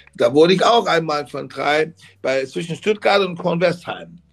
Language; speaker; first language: German; non-native, fluent; English